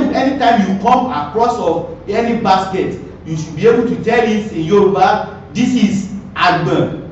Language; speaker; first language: English; non-native, local second language; Yoruba